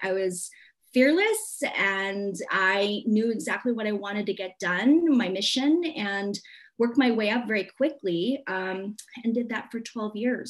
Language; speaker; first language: English; non-native, local second language; Cantonese